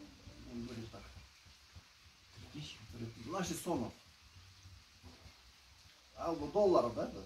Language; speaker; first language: Russian; non-native, learner; Kyrgyz